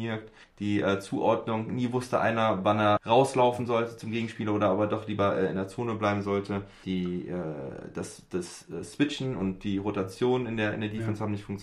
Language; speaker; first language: German; native; German